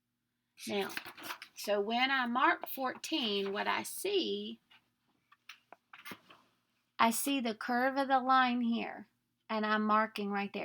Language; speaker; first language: English; native; English